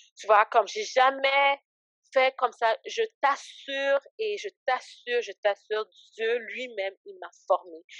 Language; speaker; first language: French; early bilingual, other home language; Haitian Creole